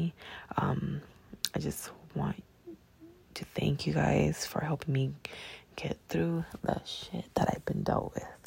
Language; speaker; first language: English; native; English